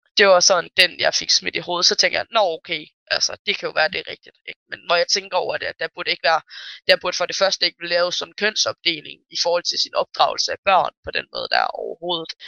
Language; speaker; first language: Danish; early bilingual, other home language; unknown